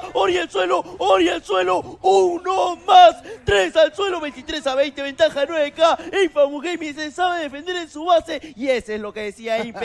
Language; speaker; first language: Spanish; native; Spanish